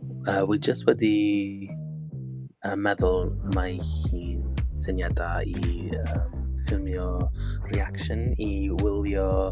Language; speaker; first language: Welsh; non-native, learner; English